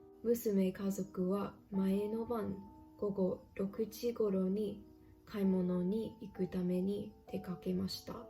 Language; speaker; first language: Japanese; non-native, learner; English